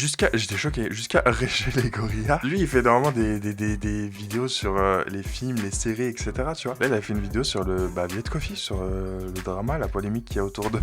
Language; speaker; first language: French; native; French